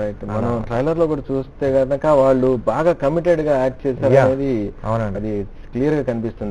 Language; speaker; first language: Telugu; native; Telugu